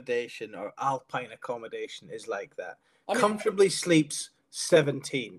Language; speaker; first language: English; native; English